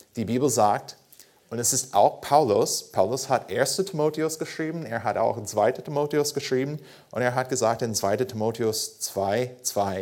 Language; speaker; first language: German; non-native, fluent; English